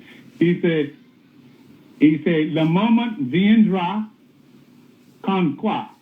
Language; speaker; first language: French; non-native, learner; English